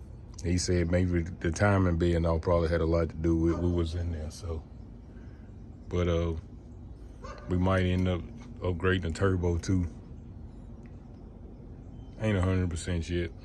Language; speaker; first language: English; native; English